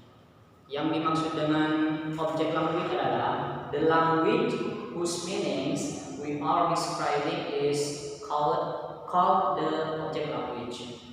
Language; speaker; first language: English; non-native, learner; Indonesian